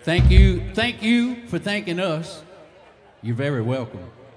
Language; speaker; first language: English; native; English